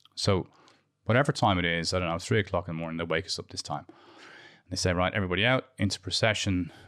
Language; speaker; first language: English; native; English